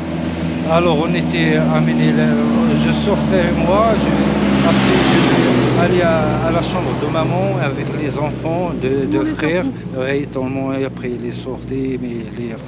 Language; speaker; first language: French; non-native, learner; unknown